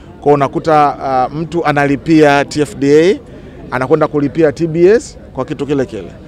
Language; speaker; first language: Swahili; native; Swahili